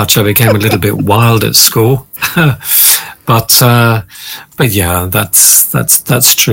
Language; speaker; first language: English; native; English